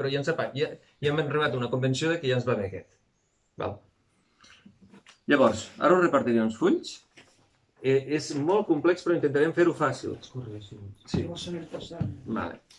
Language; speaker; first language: Catalan; native; Catalan